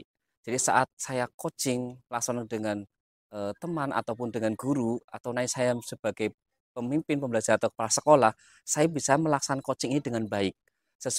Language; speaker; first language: Indonesian; native; Indonesian